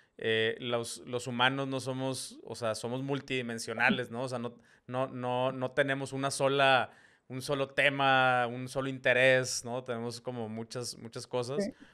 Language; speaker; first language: Spanish; native; Spanish